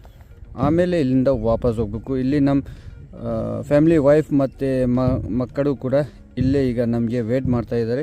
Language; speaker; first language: Kannada; non-native, fluent; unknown